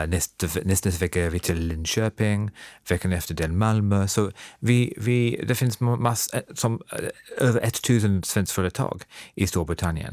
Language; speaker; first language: Swedish; non-native, fluent; English